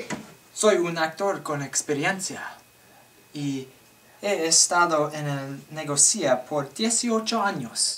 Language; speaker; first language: Spanish; non-native, learner; English